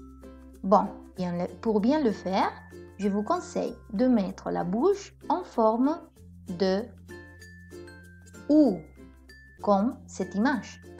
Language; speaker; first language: French; non-native, fluent; Spanish